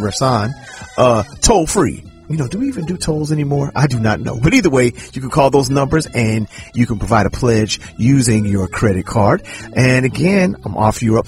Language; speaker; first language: English; native; English